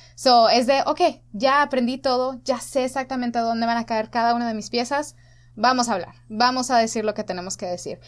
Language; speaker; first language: Spanish; early bilingual, other home language; English